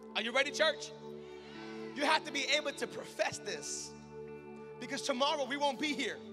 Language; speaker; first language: English; native; English